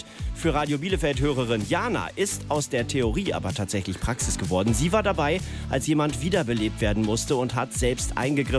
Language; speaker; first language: German; native; German